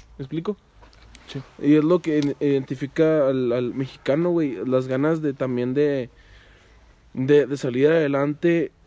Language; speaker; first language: Spanish; early bilingual, heritage; Spanish